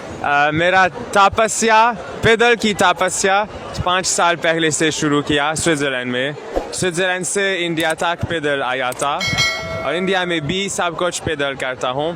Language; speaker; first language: Hindi; non-native, learner; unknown